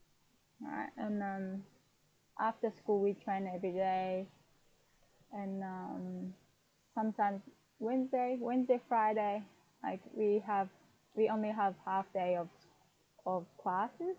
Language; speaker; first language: English; non-native, fluent; Japanese